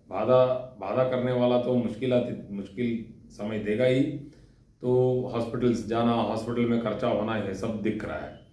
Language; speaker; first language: Hindi; non-native, local second language; Kannada